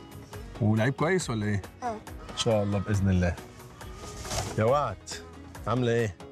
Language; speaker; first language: Arabic; native; Arabic